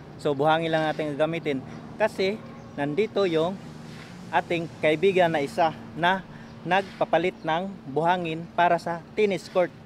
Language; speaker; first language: Filipino; non-native, local second language; Cebuano